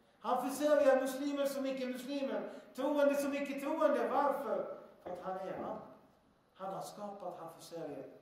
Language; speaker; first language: Swedish; early bilingual, other home language; Arabic